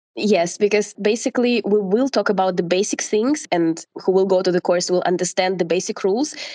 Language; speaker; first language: English; non-native, fluent; Russian